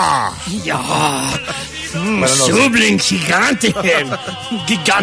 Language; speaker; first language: Spanish; native; Spanish